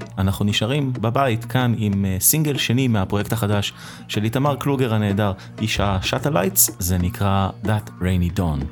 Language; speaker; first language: Hebrew; native; Hebrew